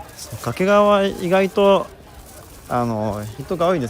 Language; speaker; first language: Japanese; non-native, learner; French